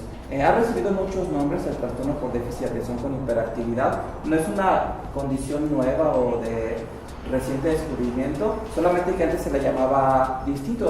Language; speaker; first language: Spanish; native; Spanish